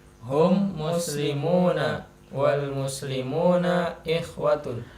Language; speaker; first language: Arabic; non-native, learner; Indonesian